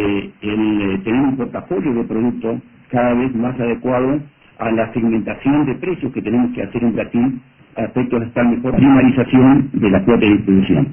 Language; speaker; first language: Spanish; native; Spanish